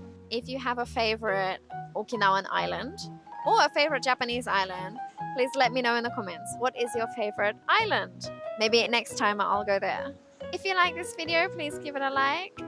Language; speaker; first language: English; early bilingual, other home language; Japanese